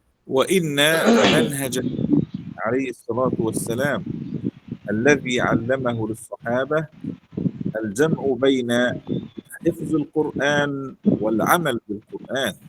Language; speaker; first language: Arabic; native; Arabic